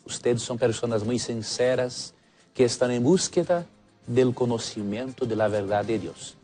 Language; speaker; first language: Spanish; non-native, fluent; Portuguese